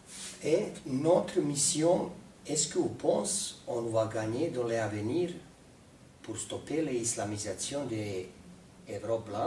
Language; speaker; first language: French; non-native, fluent; Serbian